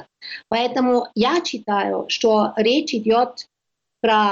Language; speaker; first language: Russian; non-native, learner; German